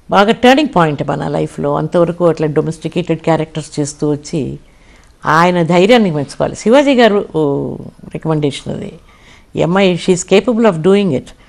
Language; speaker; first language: Telugu; non-native, local second language; English